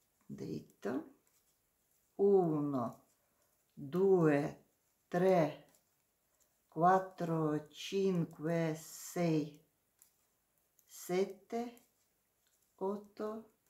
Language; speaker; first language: Italian; non-native, learner; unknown